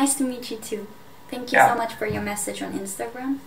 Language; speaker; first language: English; non-native, fluent; German